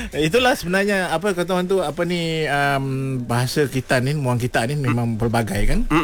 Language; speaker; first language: Malay; non-native, local second language; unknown